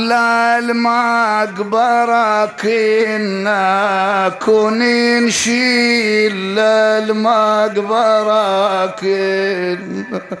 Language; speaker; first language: Arabic; native; Arabic